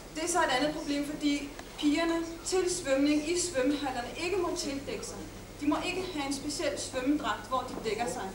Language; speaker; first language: Danish; early bilingual, other home language; Arabic